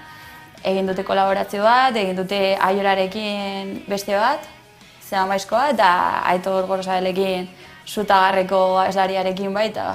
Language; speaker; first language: Basque; non-native, local second language; Spanish